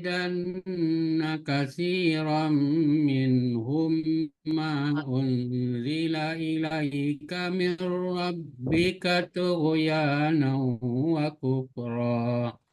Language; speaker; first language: Arabic; non-native, learner; Indonesian